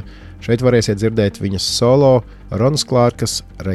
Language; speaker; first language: Latvian; native; Latvian